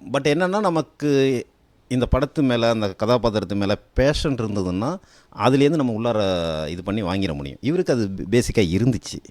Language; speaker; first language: Tamil; native; Tamil